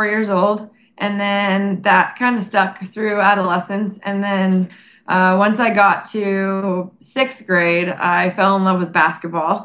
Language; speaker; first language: English; native; English